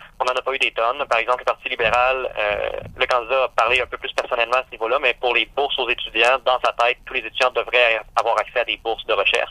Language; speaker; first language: French; native; French